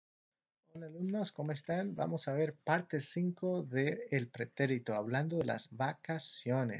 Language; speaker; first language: Spanish; non-native, fluent; English